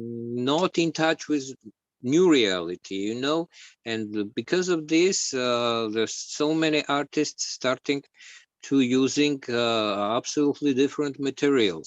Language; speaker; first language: English; non-native, learner; Georgian